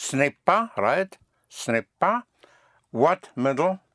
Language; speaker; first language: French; non-native, fluent; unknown